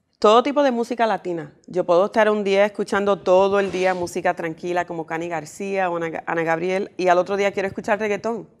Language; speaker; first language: Spanish; early bilingual, heritage; Spanish